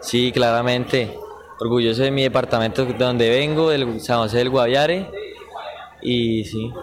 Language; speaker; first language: Spanish; native; Spanish